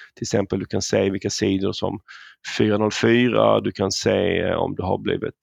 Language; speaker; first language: Swedish; native; Swedish